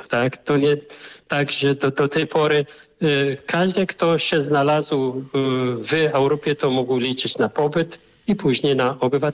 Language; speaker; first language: Polish; non-native, fluent; Arabic